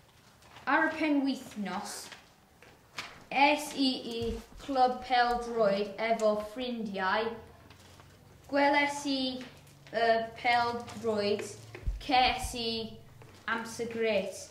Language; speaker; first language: Welsh; non-native, learner; English